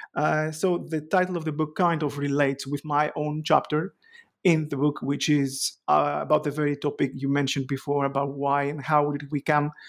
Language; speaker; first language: English; non-native, fluent; Greek